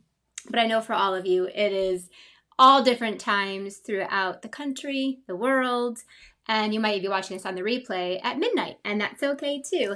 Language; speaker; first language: English; native; English